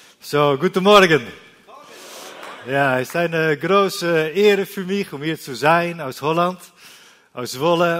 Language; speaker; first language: German; non-native, learner; Dutch